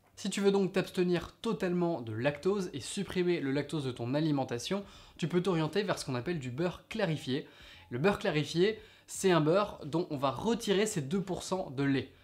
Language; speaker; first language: French; native; French